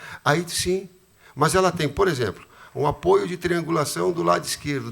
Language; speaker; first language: Portuguese; native; Portuguese